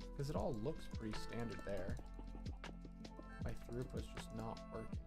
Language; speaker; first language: English; native; English